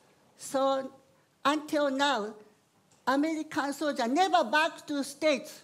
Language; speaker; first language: English; non-native, learner; Japanese